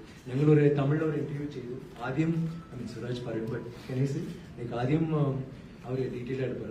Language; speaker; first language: Malayalam; non-native, learner; Tamil